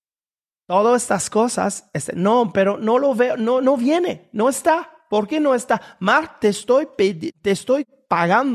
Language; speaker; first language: Spanish; non-native, fluent; French